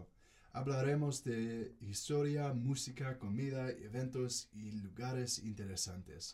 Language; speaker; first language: Spanish; non-native, learner; English